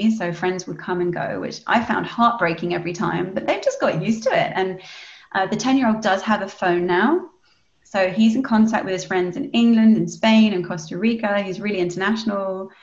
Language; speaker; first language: English; native; English